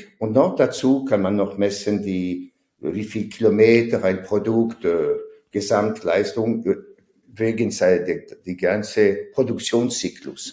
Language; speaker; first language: German; non-native, fluent; French